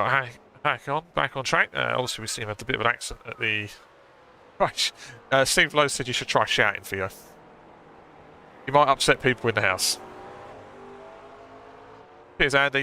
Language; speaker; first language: English; native; English